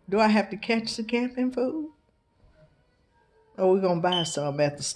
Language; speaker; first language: English; native; English